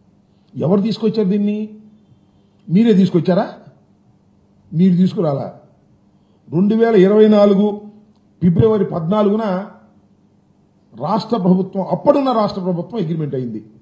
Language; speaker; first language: Telugu; native; Telugu